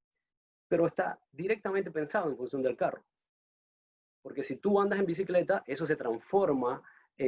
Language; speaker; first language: Spanish; native; Spanish